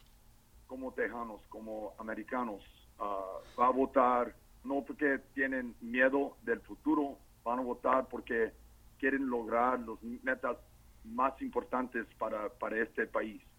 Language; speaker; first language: Spanish; non-native, fluent; English